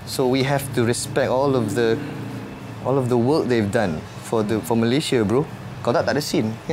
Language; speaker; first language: English; early bilingual, heritage; English